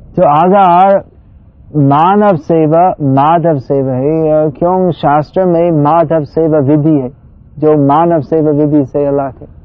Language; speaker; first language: Hindi; non-native, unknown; English